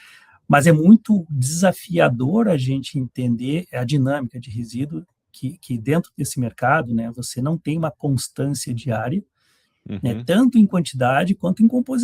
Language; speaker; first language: Portuguese; native; Portuguese